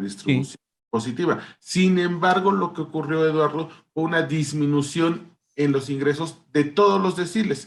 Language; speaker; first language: Spanish; native; Spanish